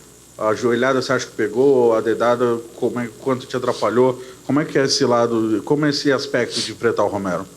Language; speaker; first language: Portuguese; native; Portuguese